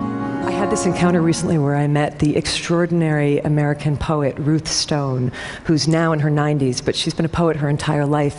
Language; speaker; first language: English; native; English